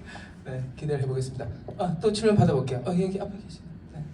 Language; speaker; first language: Korean; native; Korean